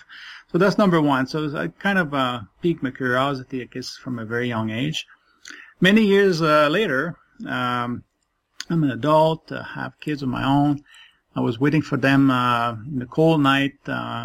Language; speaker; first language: English; non-native, fluent; French